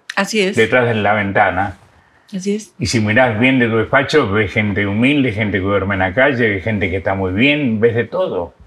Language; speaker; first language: Spanish; native; Spanish